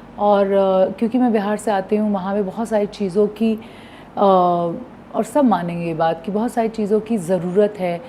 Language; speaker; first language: Hindi; non-native, local second language; Bhojpuri